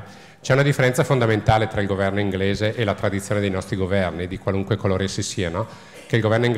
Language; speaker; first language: Italian; native; Italian